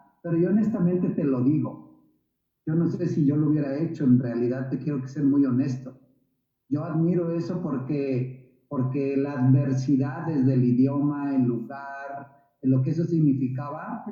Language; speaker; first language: Spanish; native; Spanish